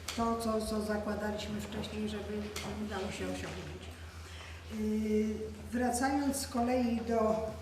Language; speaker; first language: Polish; native; Polish